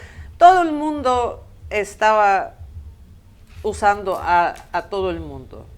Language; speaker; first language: Spanish; non-native, fluent; Russian